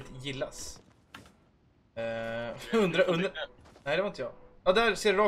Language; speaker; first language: Swedish; native; Swedish